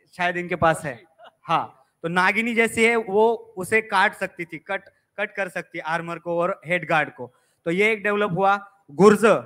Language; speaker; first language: Hindi; non-native, local second language; Marathi